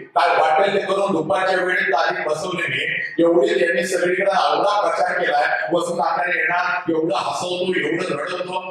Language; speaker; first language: Marathi; native; Marathi